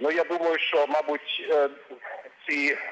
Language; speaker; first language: Ukrainian; non-native, fluent; German